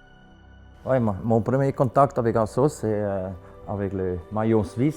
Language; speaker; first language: French; non-native, local second language; German